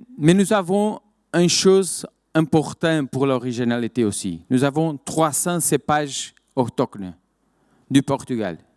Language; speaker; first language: French; non-native, fluent; Portuguese